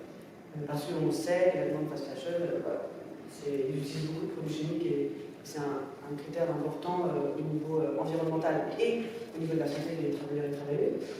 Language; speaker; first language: French; native; French